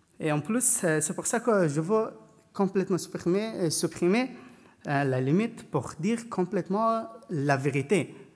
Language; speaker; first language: French; non-native, learner; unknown